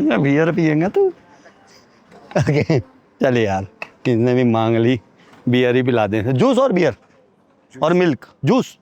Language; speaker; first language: Hindi; native; Hindi